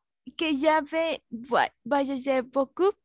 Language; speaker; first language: French; non-native, learner; Spanish